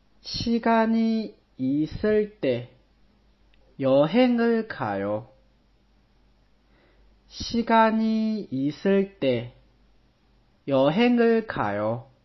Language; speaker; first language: Korean; non-native, fluent; Chinese